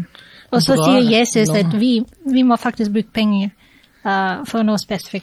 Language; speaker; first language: Norwegian; non-native, fluent; English